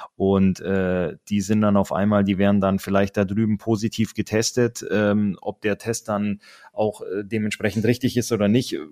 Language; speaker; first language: German; non-native, fluent; Finnish